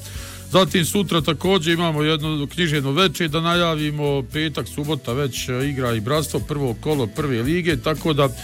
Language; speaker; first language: Bosnian; native; Bosnian